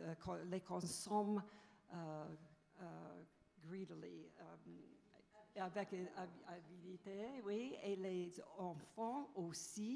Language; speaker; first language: French; non-native, fluent; English